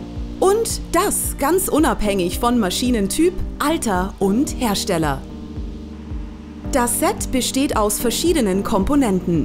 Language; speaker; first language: German; native; German